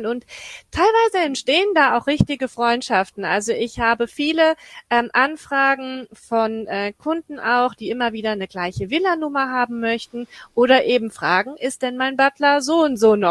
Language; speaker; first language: German; native; German